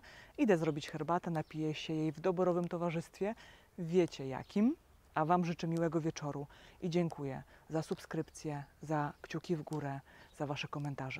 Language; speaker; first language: Polish; native; Polish